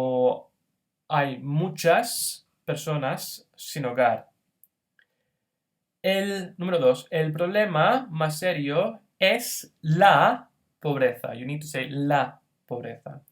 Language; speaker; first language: Spanish; non-native, fluent; English